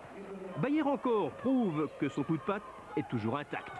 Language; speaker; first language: French; native; French